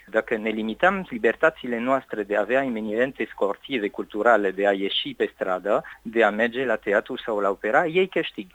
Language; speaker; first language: Romanian; non-native, fluent; French